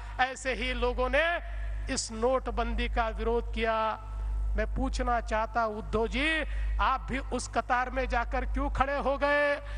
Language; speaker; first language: Hindi; non-native, local second language; Marathi